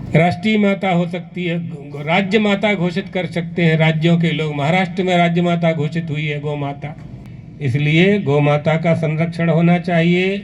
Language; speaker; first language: Hindi; native; Hindi